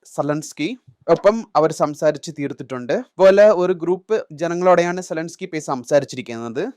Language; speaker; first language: Malayalam; native; Malayalam